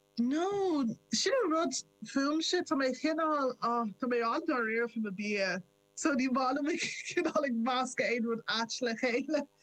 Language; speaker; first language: Irish; non-native, local second language; English